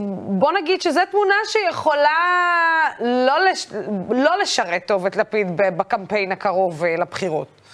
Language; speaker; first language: Hebrew; non-native, local second language; Arabic